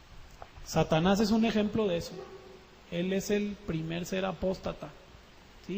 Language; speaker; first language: Spanish; native; Spanish